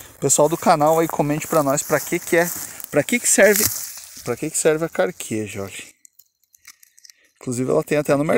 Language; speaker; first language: Portuguese; native; Portuguese